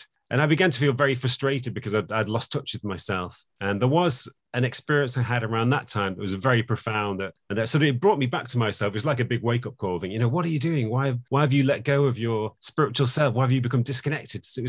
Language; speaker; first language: English; native; English